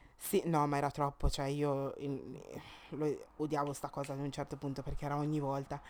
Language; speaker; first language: Italian; early bilingual, other home language; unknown